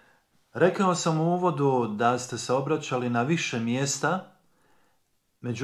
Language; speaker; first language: Croatian; native; Croatian